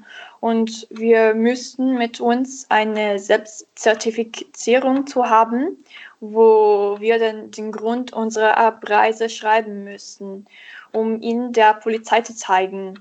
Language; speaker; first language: German; non-native, learner; Italian